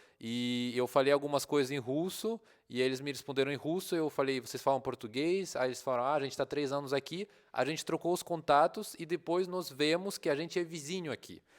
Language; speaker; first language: Portuguese; non-native, fluent; Russian